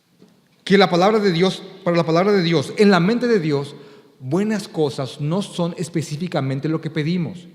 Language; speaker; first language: Spanish; native; Spanish